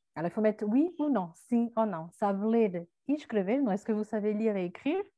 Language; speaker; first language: French; native; French